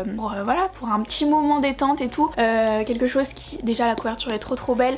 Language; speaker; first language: French; native; French